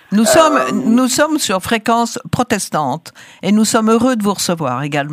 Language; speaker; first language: French; native; French